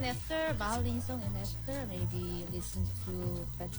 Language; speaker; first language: English; non-native, learner; Korean